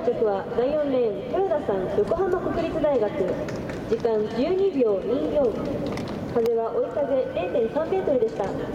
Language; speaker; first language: Japanese; native; Japanese